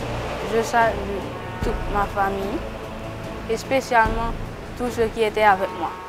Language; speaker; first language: French; non-native, local second language; Haitian Creole